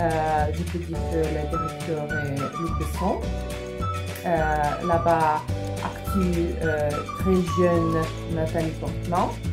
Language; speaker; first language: French; non-native, fluent; Russian